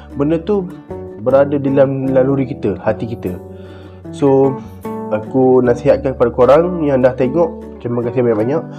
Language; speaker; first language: Malay; native; Malay